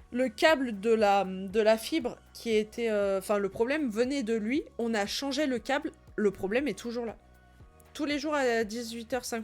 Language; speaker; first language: French; native; French